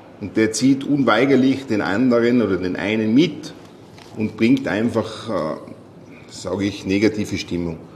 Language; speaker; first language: German; native; German